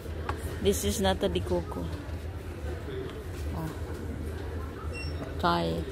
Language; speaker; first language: English; non-native, learner; Filipino